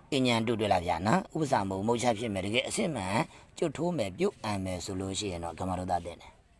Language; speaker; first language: Burmese; native; Burmese